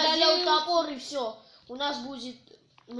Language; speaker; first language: Russian; native; Russian